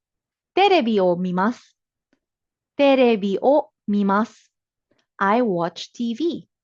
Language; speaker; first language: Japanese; non-native, fluent; Filipino